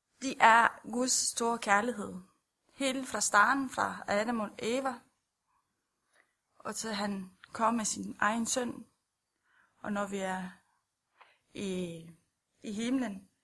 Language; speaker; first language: Danish; non-native, fluent; Romanian